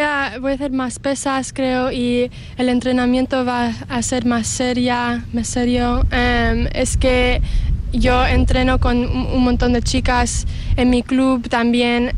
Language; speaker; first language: Spanish; early bilingual, heritage; English